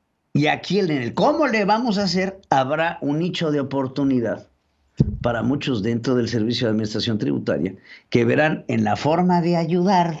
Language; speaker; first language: Spanish; native; Spanish